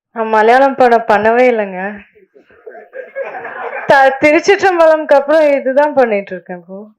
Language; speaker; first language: Tamil; non-native, local second language; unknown